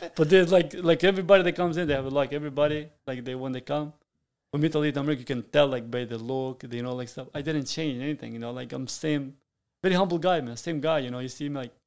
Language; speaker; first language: English; non-native, fluent; Italian